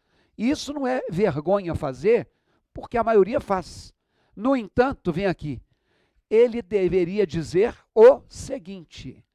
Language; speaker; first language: Portuguese; native; Portuguese